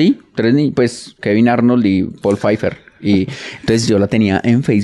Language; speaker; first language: Spanish; native; Spanish